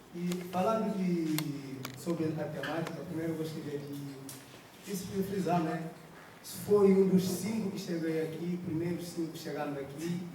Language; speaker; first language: Portuguese; non-native, local second language; Kabuverdianu